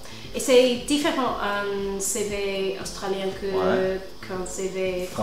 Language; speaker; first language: French; non-native, fluent; English